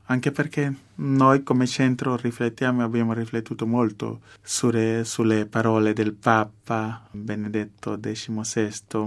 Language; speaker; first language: Italian; non-native, fluent; Portuguese